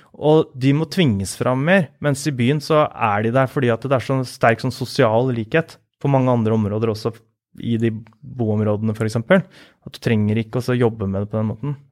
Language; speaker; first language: Norwegian; native; Norwegian